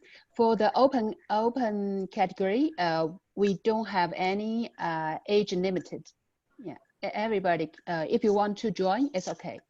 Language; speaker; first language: English; non-native, learner; Chinese